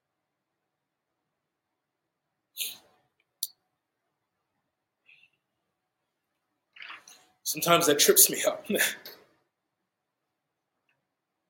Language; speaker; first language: English; native; English